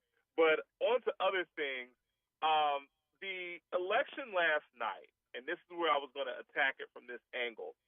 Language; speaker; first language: English; native; English